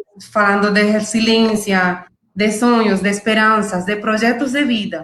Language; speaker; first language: Portuguese; non-native, fluent; Spanish